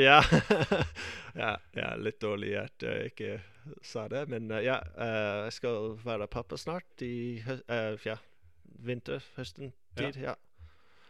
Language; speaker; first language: Norwegian; non-native, fluent; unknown